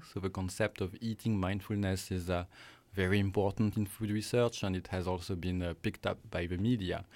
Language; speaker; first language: English; non-native, fluent; French